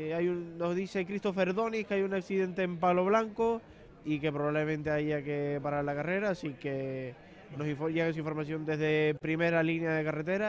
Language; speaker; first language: Spanish; native; Spanish